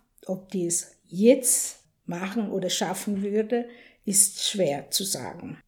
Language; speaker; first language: German; non-native, fluent; Afrikaans